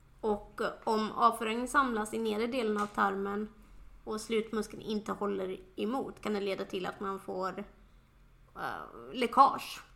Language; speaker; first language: Swedish; native; Swedish